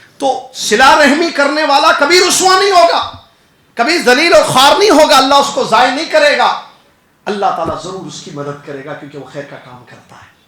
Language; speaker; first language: Urdu; native; Urdu